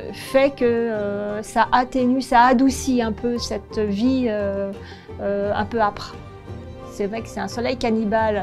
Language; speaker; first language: French; native; French